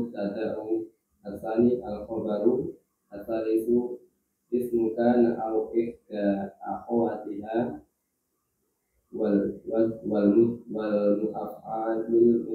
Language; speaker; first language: Arabic; non-native, learner; Indonesian